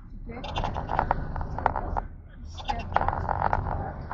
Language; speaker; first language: French; non-native, learner; Russian